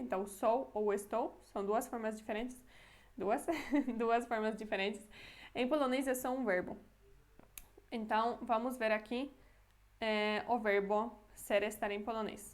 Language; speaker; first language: Portuguese; non-native, fluent; Polish